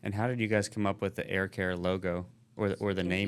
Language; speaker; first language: English; native; English